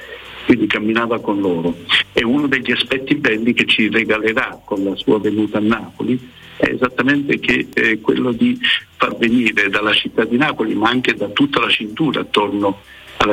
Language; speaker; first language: Italian; native; Italian